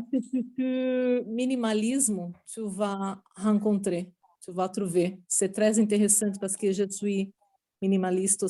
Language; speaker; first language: French; non-native, learner; Portuguese